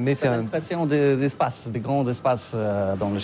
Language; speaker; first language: French; non-native, learner; Polish